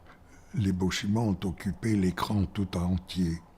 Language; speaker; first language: French; non-native, fluent; Bulgarian